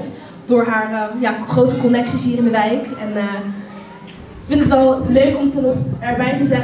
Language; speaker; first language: Dutch; native; Dutch